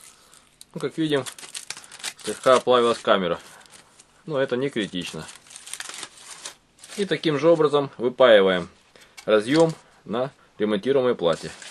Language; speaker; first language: Russian; native; Russian